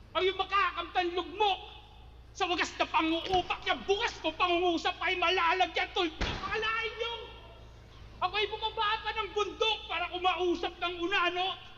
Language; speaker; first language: Filipino; native; Filipino